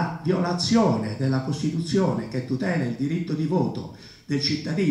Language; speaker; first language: Italian; native; Italian